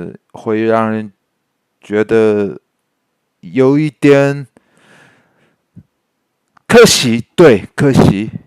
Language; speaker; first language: Chinese; native; Chinese